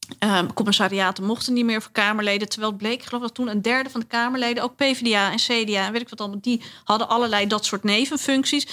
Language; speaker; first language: Dutch; native; Dutch